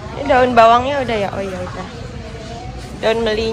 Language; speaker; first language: Indonesian; native; Indonesian